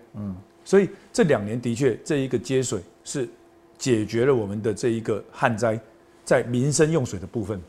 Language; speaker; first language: Chinese; non-native, local second language; Min Nan Chinese